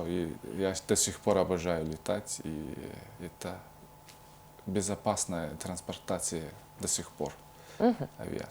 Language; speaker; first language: Russian; non-native, fluent; Mongolian